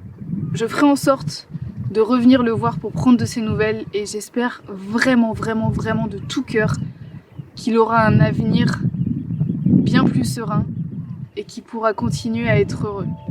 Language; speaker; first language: French; native; French